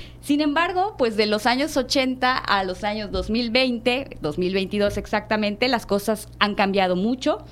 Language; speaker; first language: Spanish; non-native, fluent; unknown